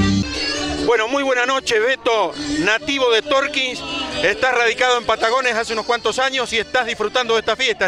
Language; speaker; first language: Spanish; native; Spanish